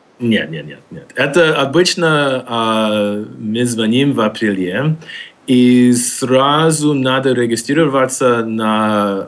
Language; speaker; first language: Russian; non-native, fluent; English